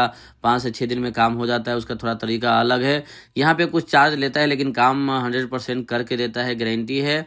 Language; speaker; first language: Hindi; native; Hindi